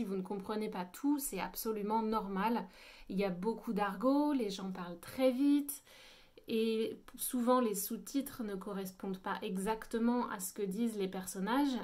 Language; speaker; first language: French; native; French